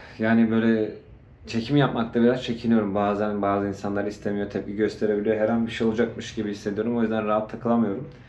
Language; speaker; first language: Turkish; native; Turkish